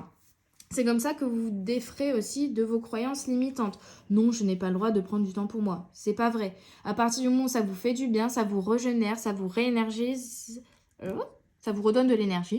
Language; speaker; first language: French; native; French